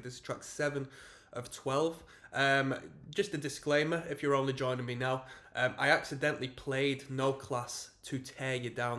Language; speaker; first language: English; native; English